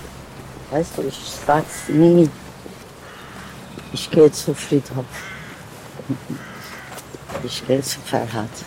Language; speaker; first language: German; non-native, learner; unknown